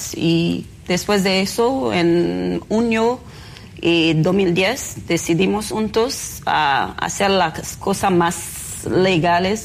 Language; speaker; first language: Spanish; non-native, fluent; Haitian Creole